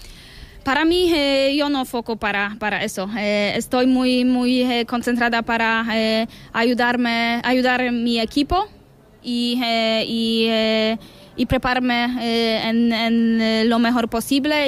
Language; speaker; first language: Spanish; non-native, learner; Polish